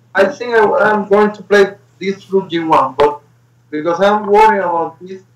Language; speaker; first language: English; non-native, learner; Spanish